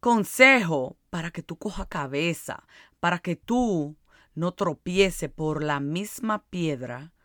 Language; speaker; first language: Spanish; early bilingual, heritage; Spanish